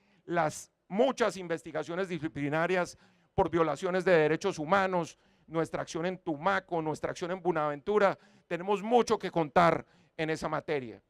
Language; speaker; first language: Spanish; native; Spanish